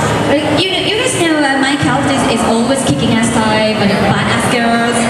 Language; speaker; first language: English; non-native, fluent; Japanese